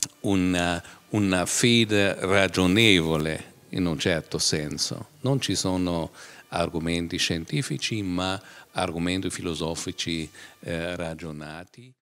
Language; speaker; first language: Italian; non-native, fluent; German